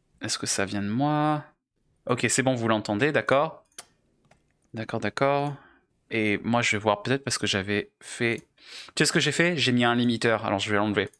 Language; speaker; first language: French; native; French